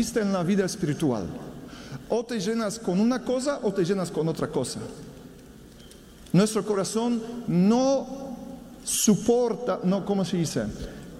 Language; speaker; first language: Spanish; non-native, fluent; Polish